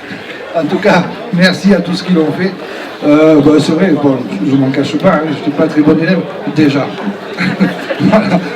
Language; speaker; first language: French; native; French